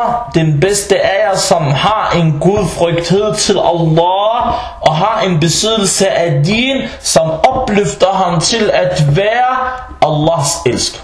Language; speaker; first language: Danish; early bilingual, other home language; Arabic